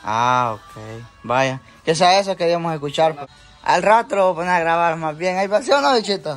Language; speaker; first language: Spanish; native; Spanish